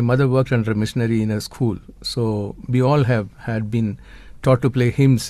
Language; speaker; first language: English; non-native, local second language; Tamil